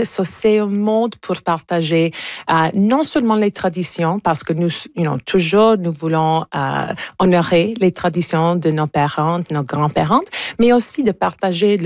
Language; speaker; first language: French; early bilingual, heritage; English